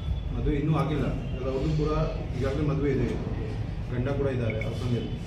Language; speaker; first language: Kannada; non-native, learner; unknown